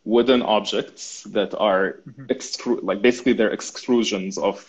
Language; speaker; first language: English; non-native, fluent; Arabic